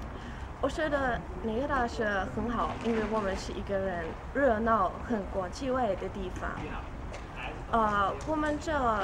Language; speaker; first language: Chinese; non-native, learner; German